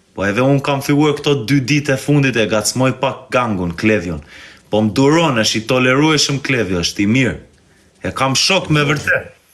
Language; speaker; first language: Albanian; early bilingual, heritage; Albanian